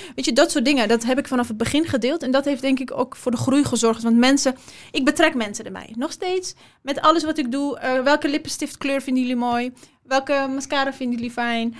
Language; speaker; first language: Dutch; early bilingual, other home language; Persian